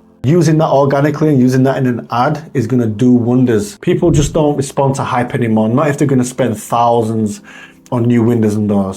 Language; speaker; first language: English; native; English